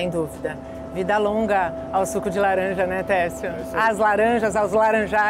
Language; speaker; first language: Portuguese; native; Portuguese